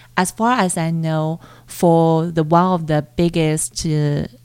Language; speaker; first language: English; non-native, fluent; Chinese